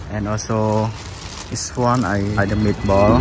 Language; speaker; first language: English; non-native, learner; Khmer